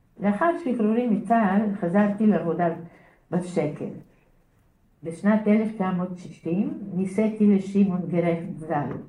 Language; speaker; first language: Hebrew; early bilingual, other home language; Bulgarian